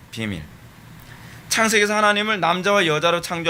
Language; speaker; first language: Korean; native; Korean